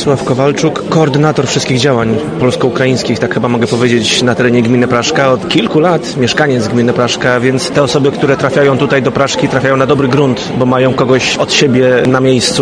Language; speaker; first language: Polish; native; Polish